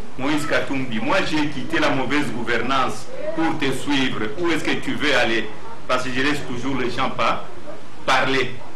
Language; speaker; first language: French; non-native, local second language; Swahili